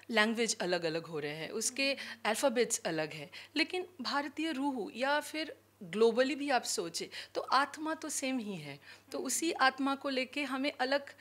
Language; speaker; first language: Hindi; non-native, local second language; Bangla